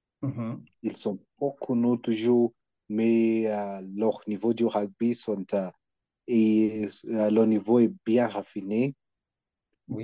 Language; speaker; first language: French; non-native, learner; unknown